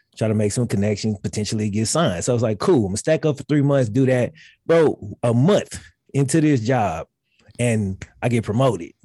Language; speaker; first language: English; native; English